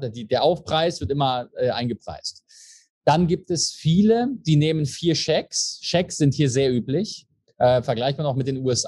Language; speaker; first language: German; native; German